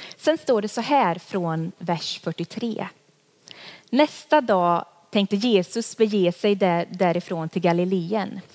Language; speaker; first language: Swedish; native; Swedish